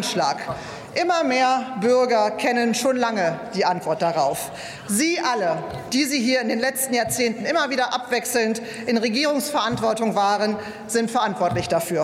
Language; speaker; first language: German; native; German